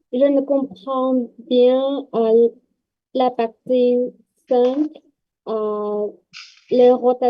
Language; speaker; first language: French; non-native, learner; Vietnamese